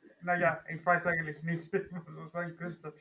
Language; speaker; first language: German; non-native, learner; Spanish